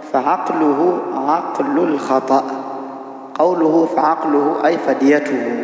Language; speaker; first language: Arabic; non-native, fluent; Swahili